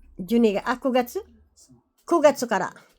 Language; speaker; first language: Japanese; non-native, learner; Filipino